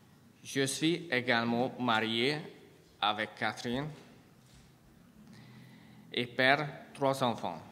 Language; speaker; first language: French; non-native, fluent; Hungarian